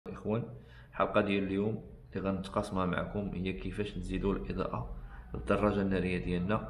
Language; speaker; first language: Arabic; native; Arabic